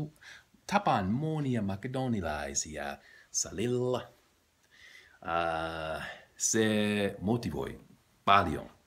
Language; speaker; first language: Finnish; non-native, learner; English